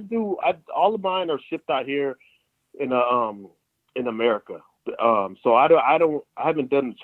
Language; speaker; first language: English; native; English